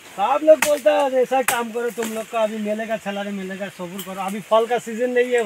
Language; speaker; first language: Hindi; non-native, local second language; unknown